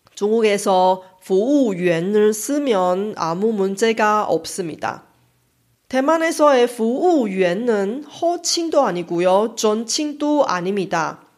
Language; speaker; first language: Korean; non-native, fluent; Chinese